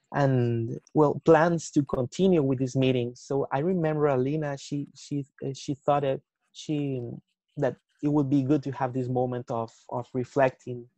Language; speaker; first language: English; non-native, fluent; Spanish